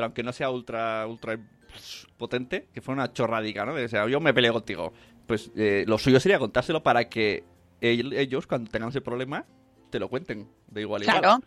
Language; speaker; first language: Spanish; native; Spanish